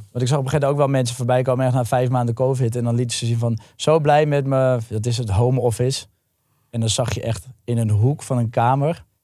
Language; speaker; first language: Dutch; native; Dutch